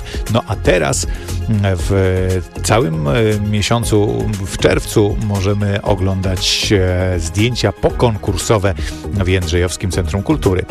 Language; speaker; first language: Polish; native; Polish